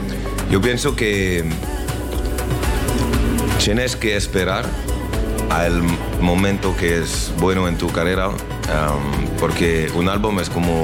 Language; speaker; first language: Spanish; non-native, learner; French